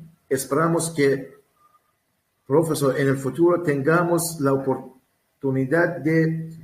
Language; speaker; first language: Spanish; non-native, learner; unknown